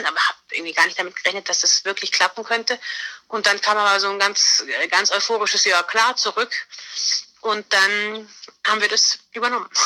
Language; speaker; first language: German; native; German